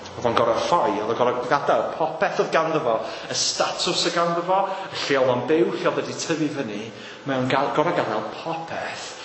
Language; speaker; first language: Welsh; native; Welsh